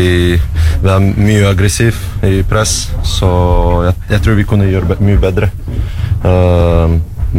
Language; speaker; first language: Norwegian; non-native, learner; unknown